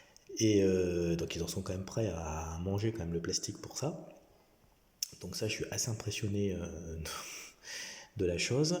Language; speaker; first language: French; native; French